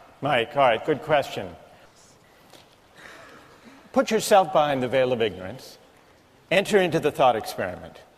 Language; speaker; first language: English; native; English